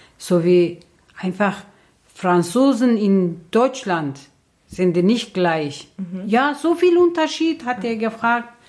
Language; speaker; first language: German; non-native, learner; Kurdish